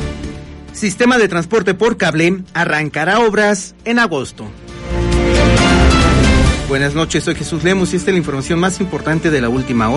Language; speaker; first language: Spanish; native; Spanish